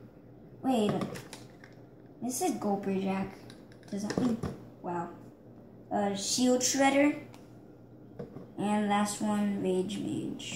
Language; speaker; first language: English; native; English